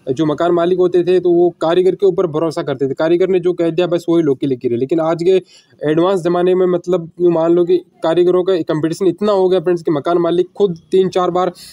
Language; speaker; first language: Hindi; native; Hindi